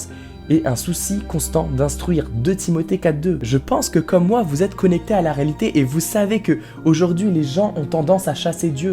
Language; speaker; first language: French; native; French